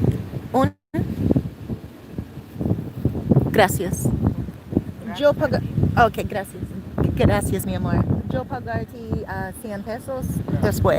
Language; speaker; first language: Spanish; non-native, learner; English